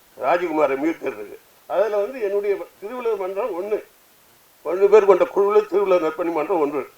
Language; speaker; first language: Tamil; native; Tamil